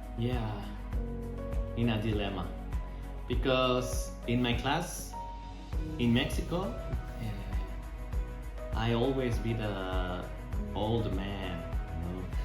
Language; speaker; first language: English; non-native, learner; Spanish